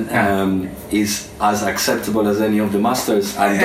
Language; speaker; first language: English; non-native, fluent; Spanish